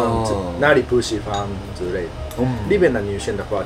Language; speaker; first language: Chinese; non-native, fluent; Japanese